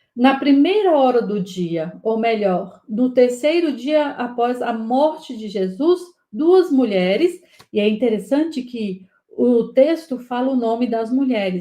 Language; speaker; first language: Portuguese; native; Portuguese